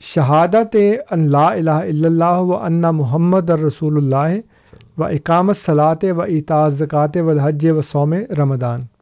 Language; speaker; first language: Urdu; non-native, local second language; Punjabi